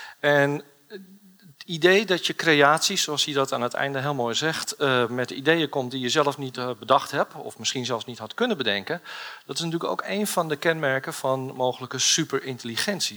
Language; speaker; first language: Dutch; native; Dutch